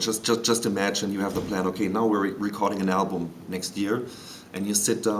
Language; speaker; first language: English; non-native, fluent; German